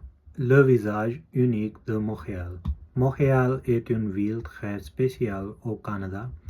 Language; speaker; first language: French; non-native, learner; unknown